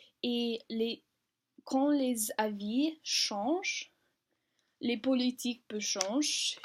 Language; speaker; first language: French; non-native, learner; English